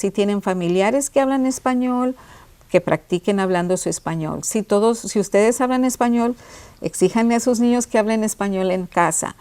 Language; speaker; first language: Spanish; early bilingual, heritage; Spanish